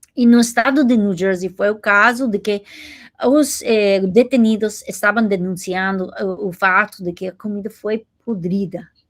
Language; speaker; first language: Portuguese; non-native, learner; English